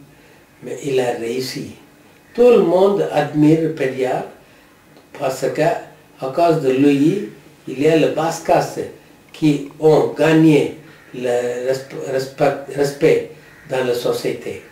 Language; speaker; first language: French; non-native, learner; Tamil